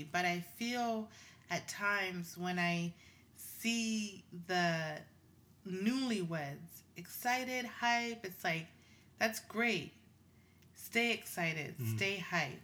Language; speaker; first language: English; non-native, local second language; Swahili